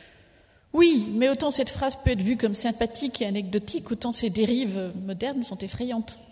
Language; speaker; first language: French; native; French